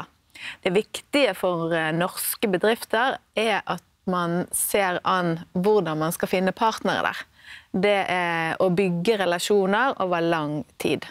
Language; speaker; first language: Norwegian; native; Norwegian